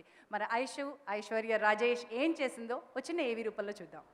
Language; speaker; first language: Telugu; native; Telugu